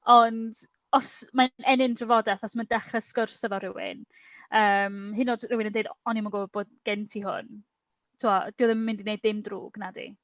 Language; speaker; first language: Welsh; native; Welsh